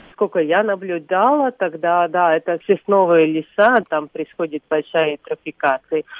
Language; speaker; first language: Russian; non-native, local second language; Latvian